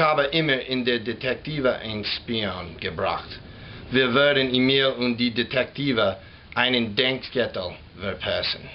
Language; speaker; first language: German; non-native, learner; English